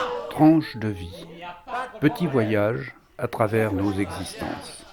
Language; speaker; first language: French; native; French